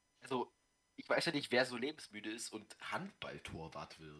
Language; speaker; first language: German; native; German